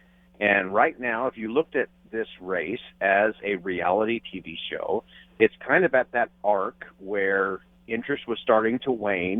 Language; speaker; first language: English; native; English